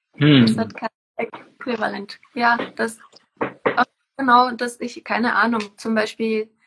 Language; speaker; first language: German; non-native, fluent; Czech